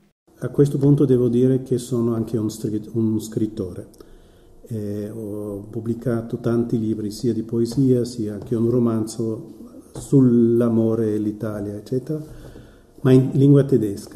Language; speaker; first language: Italian; non-native, fluent; German